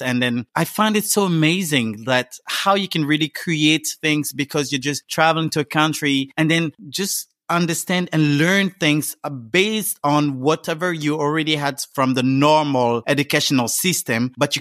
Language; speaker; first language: English; non-native, fluent; French